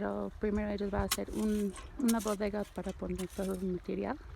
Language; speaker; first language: Spanish; non-native, learner; English